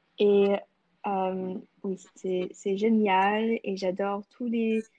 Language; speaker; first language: French; non-native, local second language; English